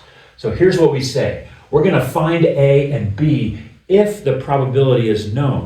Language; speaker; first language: English; native; English